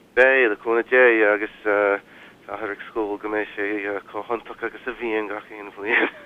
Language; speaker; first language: Irish; non-native, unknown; English